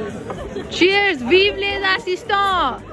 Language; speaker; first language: French; non-native, fluent; Hindi